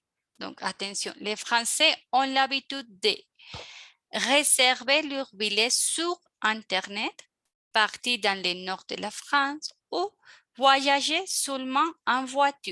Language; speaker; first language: French; non-native, fluent; Spanish